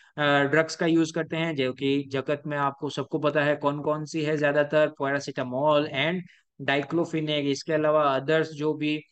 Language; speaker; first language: Hindi; native; Hindi